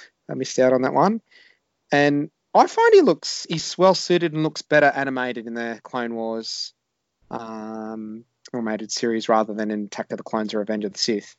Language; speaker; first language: English; native; English